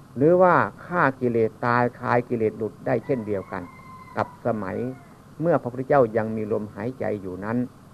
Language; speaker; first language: Thai; non-native, local second language; Northeastern Thai